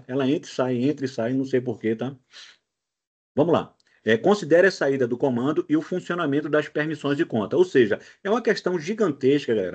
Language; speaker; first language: Portuguese; native; Portuguese